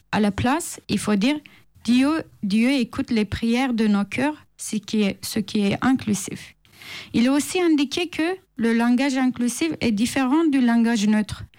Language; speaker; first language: French; non-native, fluent; Turkish